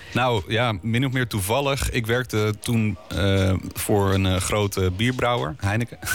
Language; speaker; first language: Dutch; native; Dutch